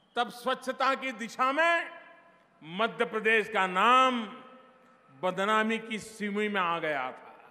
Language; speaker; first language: Hindi; non-native, local second language; Gujarati